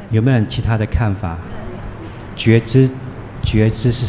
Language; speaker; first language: Chinese; native; Chinese